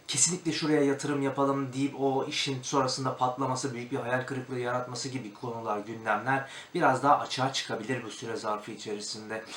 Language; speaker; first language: Turkish; native; Turkish